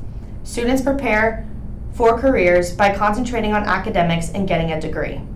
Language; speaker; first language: English; native; English